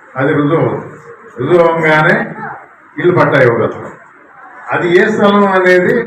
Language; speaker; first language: Telugu; native; Telugu